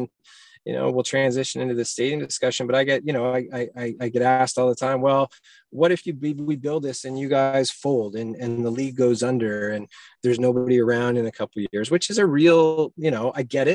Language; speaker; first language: English; native; English